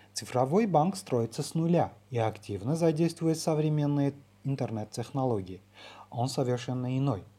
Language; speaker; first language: Russian; non-native, local second language; Armenian